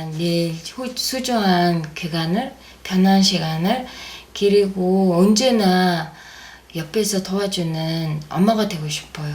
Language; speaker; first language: Korean; non-native, fluent; Mongolian